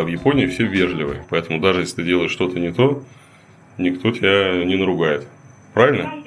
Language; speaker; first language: Russian; native; Russian